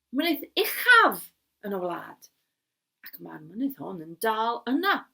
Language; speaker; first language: Welsh; non-native, local second language; English